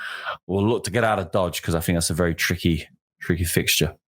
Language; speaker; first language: English; native; English